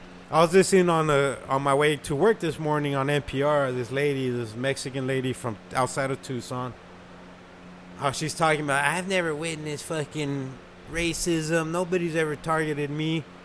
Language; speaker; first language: English; early bilingual, other home language; Spanish